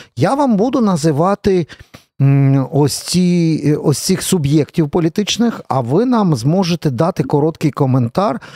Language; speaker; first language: Ukrainian; native; Ukrainian